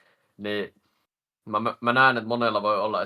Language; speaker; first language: Finnish; native; Finnish